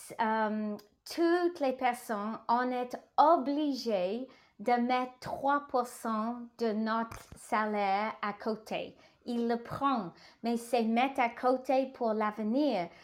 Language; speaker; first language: French; non-native, learner; English